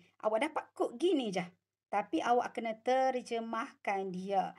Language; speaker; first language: Malay; native; Malay